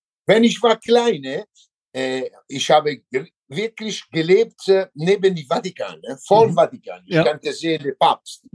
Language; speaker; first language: German; non-native, learner; Italian